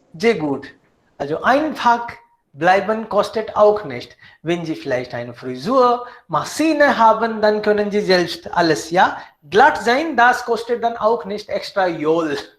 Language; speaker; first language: German; non-native, fluent; Hindi